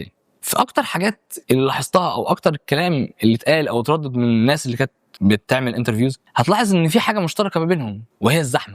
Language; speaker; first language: Arabic; native; Arabic